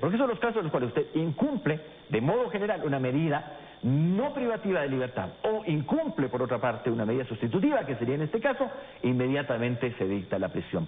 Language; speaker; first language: Spanish; native; Spanish